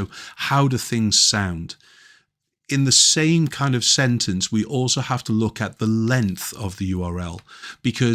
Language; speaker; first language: English; native; English